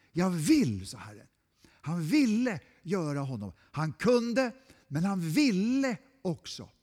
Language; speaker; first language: Swedish; native; Swedish